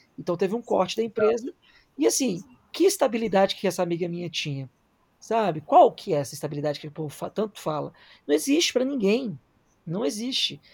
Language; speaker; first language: Portuguese; native; Portuguese